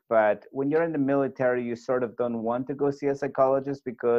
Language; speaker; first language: English; non-native, fluent; Spanish